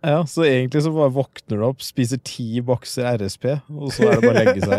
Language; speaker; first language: Norwegian; native; Norwegian